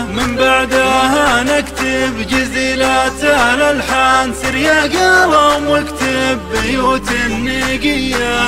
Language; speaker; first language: Arabic; native; Arabic